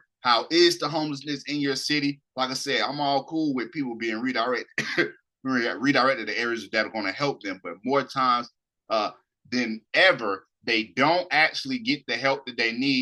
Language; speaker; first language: English; native; English